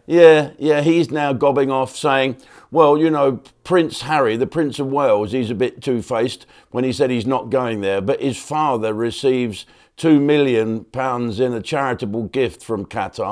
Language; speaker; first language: English; native; English